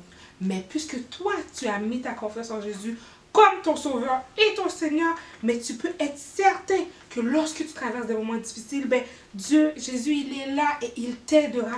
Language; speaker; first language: French; native; French